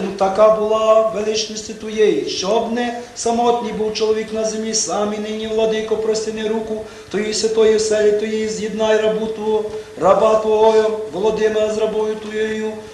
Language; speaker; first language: Ukrainian; native; Ukrainian